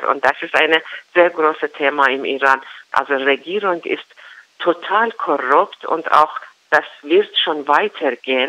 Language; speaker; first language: German; non-native, learner; Persian